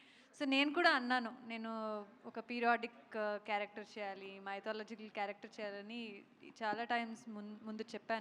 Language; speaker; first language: Telugu; non-native, local second language; Kannada